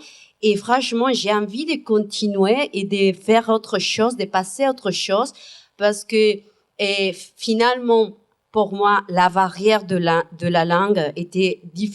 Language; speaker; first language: French; non-native, fluent; Spanish